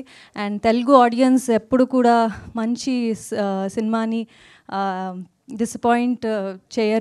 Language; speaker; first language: Telugu; non-native, learner; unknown